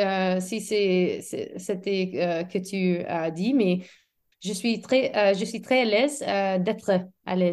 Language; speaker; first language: French; non-native, fluent; English